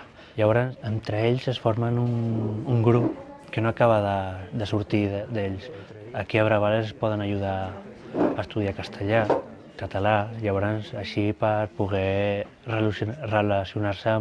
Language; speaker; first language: Catalan; early bilingual, other home language; Filipino